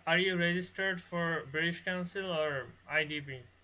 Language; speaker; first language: English; non-native, learner; Bangla